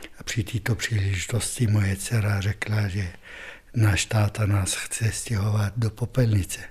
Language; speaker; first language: Czech; non-native, fluent; Arabic